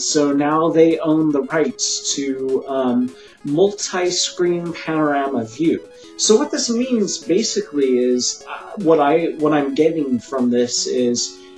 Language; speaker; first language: English; native; English